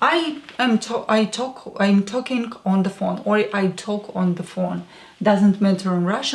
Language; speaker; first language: English; non-native, fluent; Russian